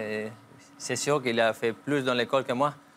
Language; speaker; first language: French; non-native, fluent; Spanish